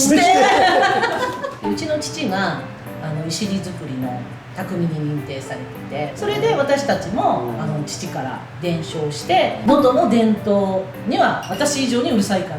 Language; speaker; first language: Japanese; native; Japanese